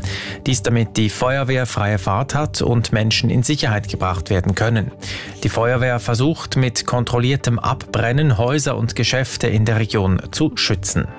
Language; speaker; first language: German; native; German